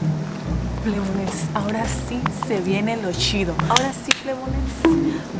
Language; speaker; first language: Spanish; native; Spanish